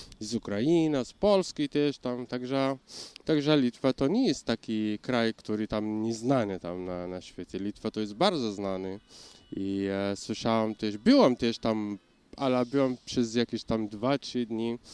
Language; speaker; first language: Polish; non-native, learner; Arabic